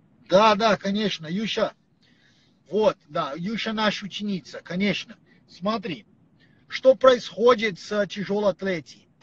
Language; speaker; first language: Russian; non-native, learner; Portuguese